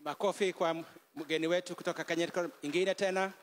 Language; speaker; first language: Swahili; non-native, local second language; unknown